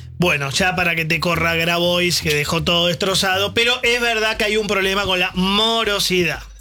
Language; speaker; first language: Spanish; native; Spanish